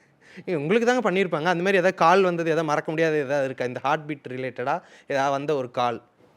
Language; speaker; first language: Tamil; native; Tamil